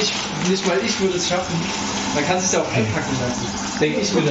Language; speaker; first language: German; native; German